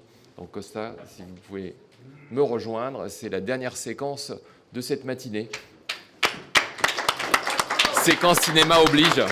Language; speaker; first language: French; native; French